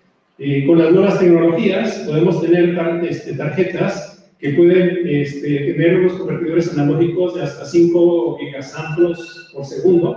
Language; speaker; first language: Spanish; native; Spanish